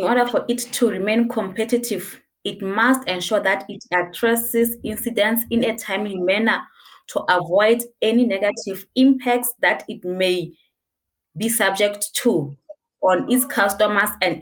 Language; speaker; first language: English; non-native, local second language; Southern Sotho